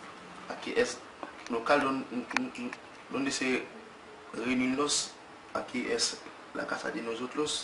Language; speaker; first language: Spanish; non-native, learner; Haitian Creole